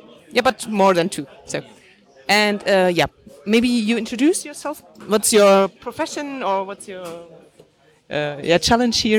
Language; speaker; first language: English; non-native, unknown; German